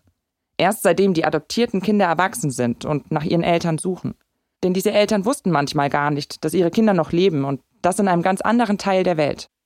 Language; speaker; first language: German; native; German